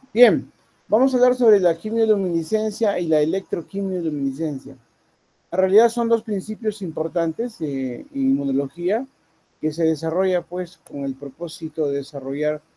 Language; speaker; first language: Spanish; native; Spanish